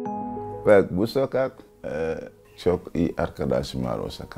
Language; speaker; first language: Turkish; non-native, learner; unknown